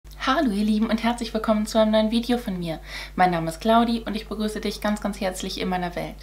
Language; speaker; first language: German; native; German